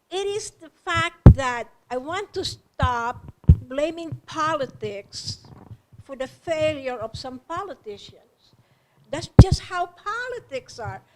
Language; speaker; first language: English; non-native, local second language; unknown